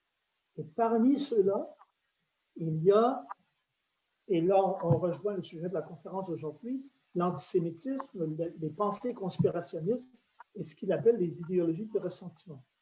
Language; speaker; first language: French; native; French